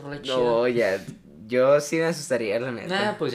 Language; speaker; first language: Spanish; native; Spanish